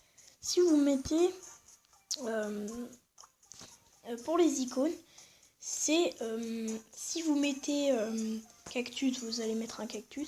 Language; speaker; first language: French; native; French